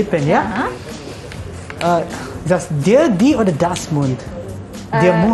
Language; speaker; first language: German; non-native, learner; Malay